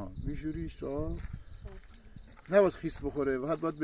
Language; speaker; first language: Persian; native; Persian